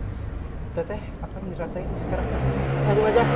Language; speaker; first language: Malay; non-native, local second language; Sundanese